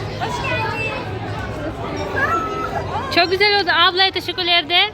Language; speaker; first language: Turkish; non-native, learner; Russian